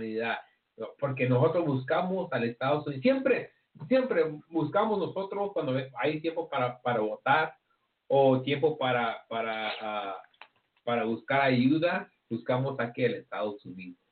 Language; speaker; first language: Spanish; early bilingual, heritage; Spanish